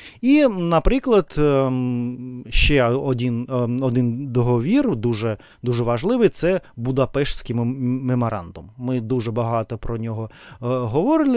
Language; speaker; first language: Ukrainian; non-native, learner; Russian